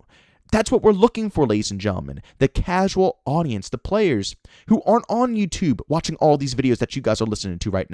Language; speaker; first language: English; native; English